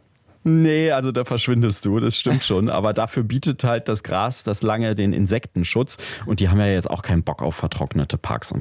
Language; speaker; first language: German; native; German